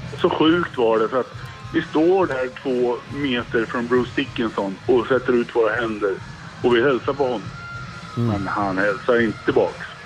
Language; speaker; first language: Swedish; native; Swedish